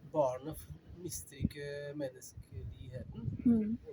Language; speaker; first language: Norwegian; non-native, fluent; Spanish